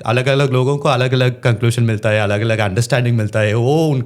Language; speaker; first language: Hindi; non-native, local second language; Tamil